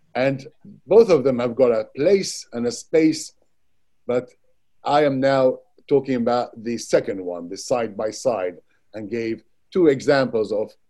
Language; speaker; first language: English; non-native, fluent; Arabic